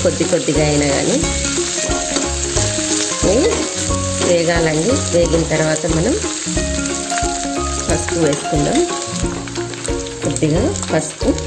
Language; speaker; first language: Telugu; native; Telugu